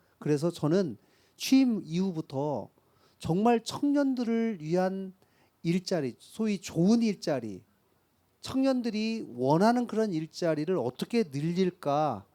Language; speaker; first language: Korean; native; Korean